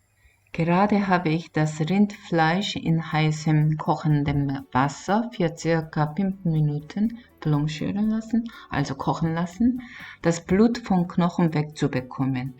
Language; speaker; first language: German; non-native, learner; Korean